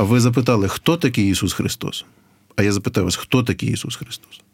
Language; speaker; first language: Ukrainian; native; Ukrainian